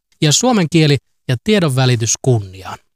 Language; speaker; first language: Finnish; native; Finnish